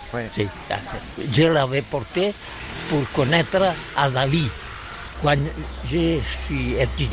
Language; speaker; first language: French; non-native, learner; Catalan